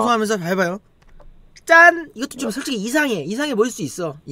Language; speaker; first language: Korean; native; Korean